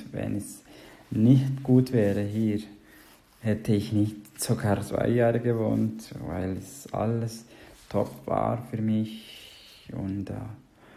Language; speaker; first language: German; non-native, learner; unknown